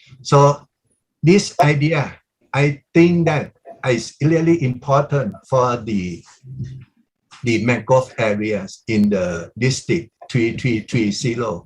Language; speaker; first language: English; non-native, learner; Thai